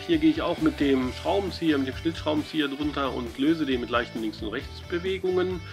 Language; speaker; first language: German; native; German